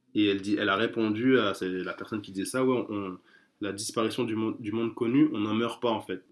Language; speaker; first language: French; native; French